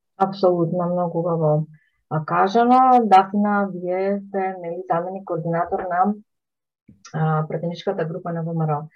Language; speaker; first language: Macedonian; native; Macedonian